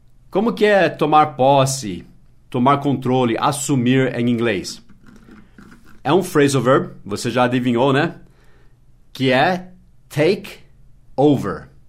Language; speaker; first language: Portuguese; non-native, fluent; English